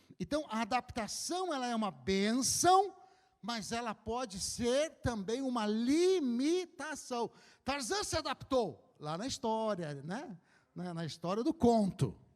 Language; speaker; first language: Portuguese; native; Portuguese